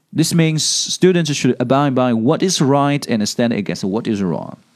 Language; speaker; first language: English; non-native, fluent; Chinese